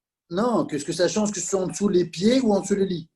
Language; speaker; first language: French; native; French